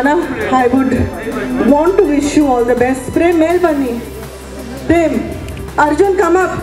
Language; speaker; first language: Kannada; native; Kannada